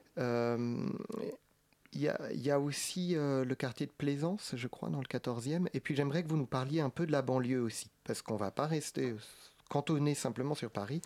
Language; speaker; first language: French; native; French